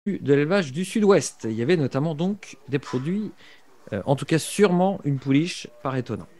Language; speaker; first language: French; native; French